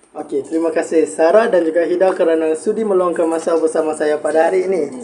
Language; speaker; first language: Malay; native; Malay